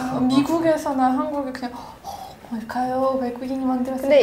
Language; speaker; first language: Korean; non-native, fluent; Russian